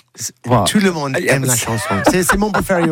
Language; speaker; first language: French; non-native, learner; English